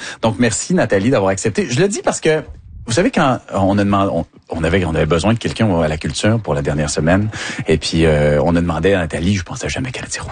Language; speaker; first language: French; native; French